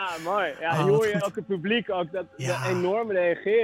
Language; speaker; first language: Dutch; native; Dutch